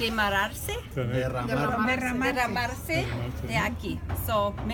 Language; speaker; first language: Spanish; non-native, fluent; English